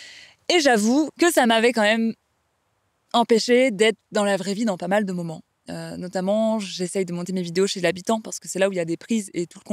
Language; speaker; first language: French; native; French